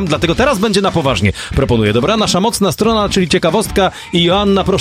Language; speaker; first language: Polish; native; Polish